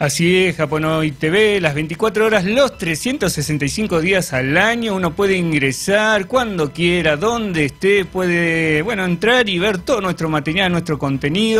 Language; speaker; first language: Spanish; native; Spanish